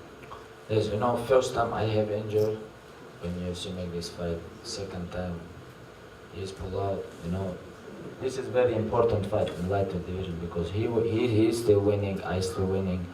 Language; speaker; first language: English; non-native, learner; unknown